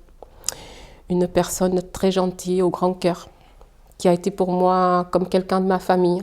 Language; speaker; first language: French; early bilingual, other home language; Fula